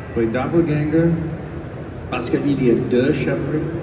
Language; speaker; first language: French; non-native, learner; English